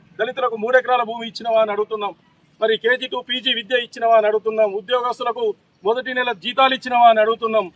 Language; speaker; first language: Telugu; native; Telugu